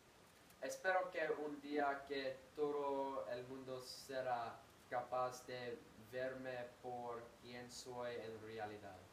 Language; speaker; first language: Spanish; non-native, learner; English